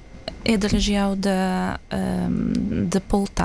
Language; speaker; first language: Portuguese; non-native, fluent; Ukrainian